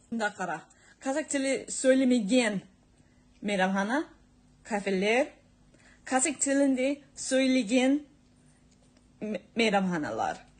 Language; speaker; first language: Kazakh; non-native, learner; English